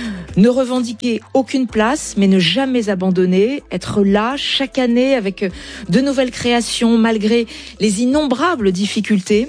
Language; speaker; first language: French; native; French